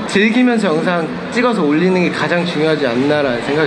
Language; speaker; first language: Korean; native; Korean